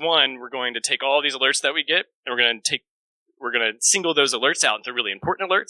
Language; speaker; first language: English; native; English